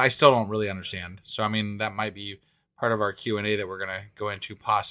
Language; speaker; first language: English; native; English